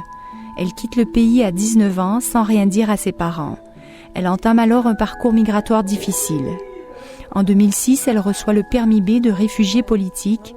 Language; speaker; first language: French; native; French